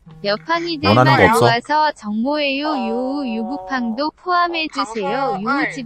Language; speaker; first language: Korean; native; Korean